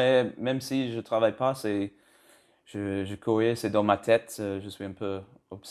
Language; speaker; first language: French; non-native, learner; English